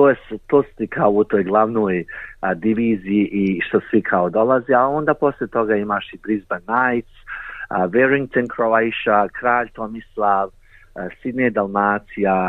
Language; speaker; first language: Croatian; early bilingual, heritage; Croatian